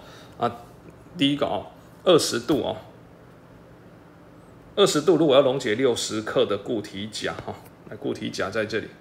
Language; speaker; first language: Chinese; native; Chinese